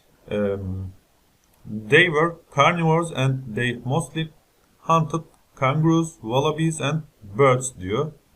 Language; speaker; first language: English; non-native, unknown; Turkish